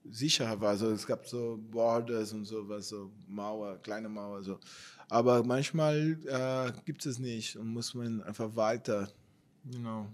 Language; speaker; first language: German; non-native, fluent; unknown